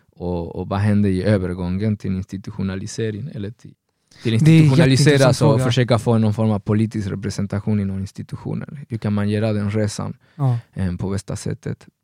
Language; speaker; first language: Swedish; non-native, fluent; Spanish